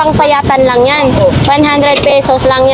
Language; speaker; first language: Filipino; native; Filipino